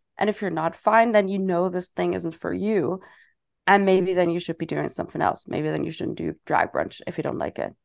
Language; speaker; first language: English; non-native, fluent; German